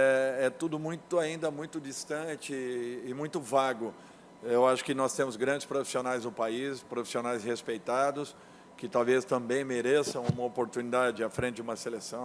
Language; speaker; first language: Portuguese; native; Portuguese